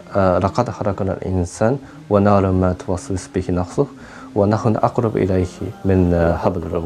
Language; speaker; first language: Arabic; non-native, learner; Japanese